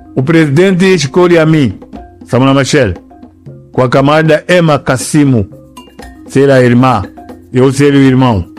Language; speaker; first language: Portuguese; non-native, local second language; Yao